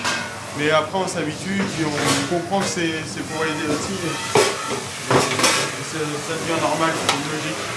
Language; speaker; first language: French; native; French